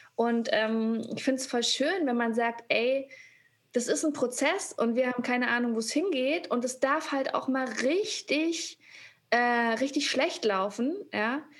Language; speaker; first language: German; native; German